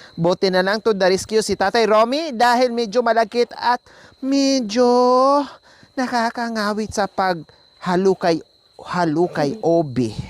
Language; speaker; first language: Filipino; native; Filipino